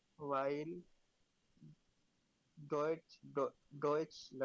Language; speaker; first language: German; non-native, learner; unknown